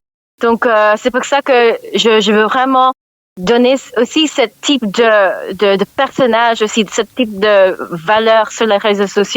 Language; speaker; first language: French; non-native, learner; English